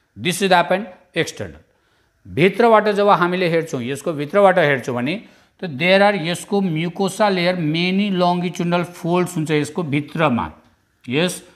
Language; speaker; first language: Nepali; non-native, local second language; Bhojpuri